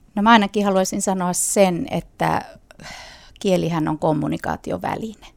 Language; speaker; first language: Finnish; native; Finnish